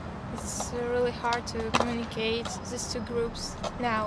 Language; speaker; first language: English; non-native, learner; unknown